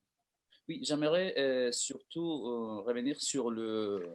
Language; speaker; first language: French; non-native, fluent; Spanish